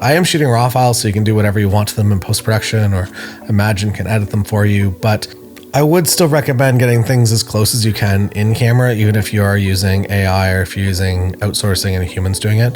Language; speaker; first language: English; native; English